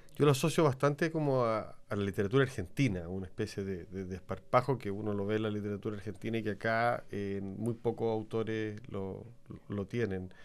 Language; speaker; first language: Spanish; native; Spanish